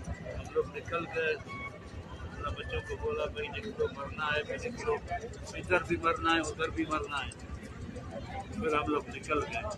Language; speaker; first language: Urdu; non-native, local second language; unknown